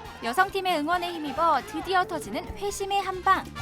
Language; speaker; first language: Korean; native; Korean